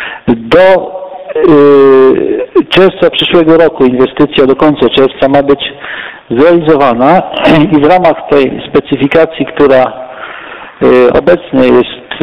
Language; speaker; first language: Polish; native; Polish